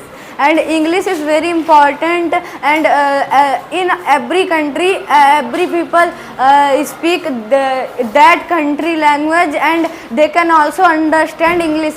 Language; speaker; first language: English; non-native, learner; Hindi